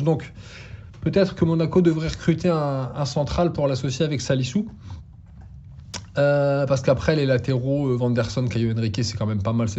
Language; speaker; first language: French; native; French